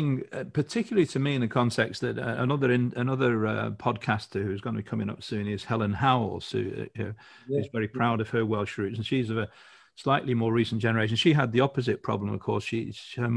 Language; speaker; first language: English; native; English